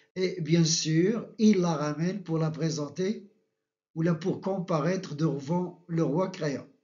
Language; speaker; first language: French; non-native, local second language; Arabic